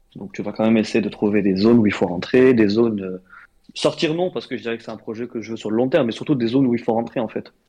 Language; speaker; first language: French; non-native, local second language; Arabic